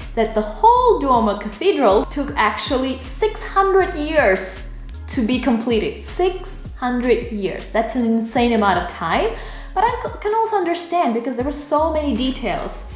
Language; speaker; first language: English; non-native, fluent; Russian